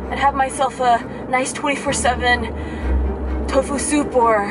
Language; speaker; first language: English; native; English